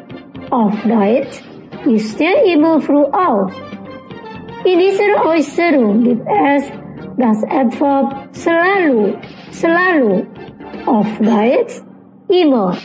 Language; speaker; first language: German; non-native, learner; Indonesian